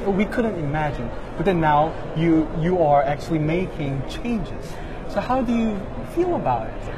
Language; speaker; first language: English; non-native, fluent; Korean